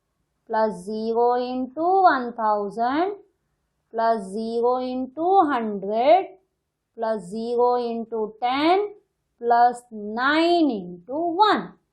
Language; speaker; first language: English; non-native, local second language; Hindi